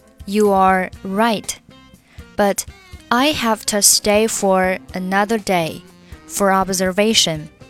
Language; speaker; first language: English; non-native, fluent; Chinese